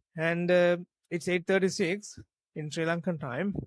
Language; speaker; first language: English; non-native, local second language; Sinhala